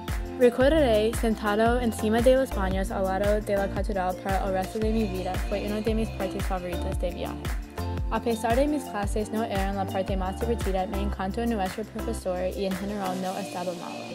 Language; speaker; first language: Spanish; non-native, learner; English